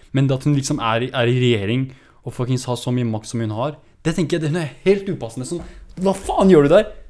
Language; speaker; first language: Norwegian; early bilingual, other home language; Kurdish